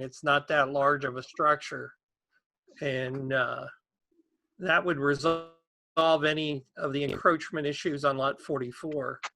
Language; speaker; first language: English; native; English